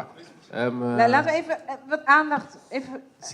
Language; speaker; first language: Dutch; native; Dutch